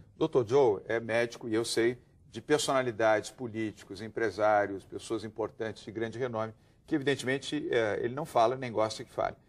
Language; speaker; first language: Portuguese; native; Portuguese